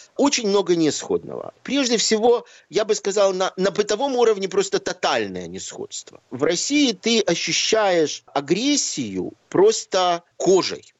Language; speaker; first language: Russian; native; Russian